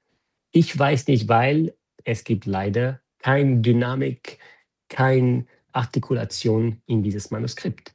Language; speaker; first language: German; non-native, fluent; French